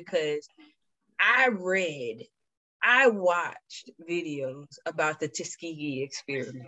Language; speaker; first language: English; native; English